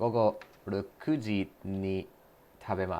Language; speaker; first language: Japanese; non-native, learner; English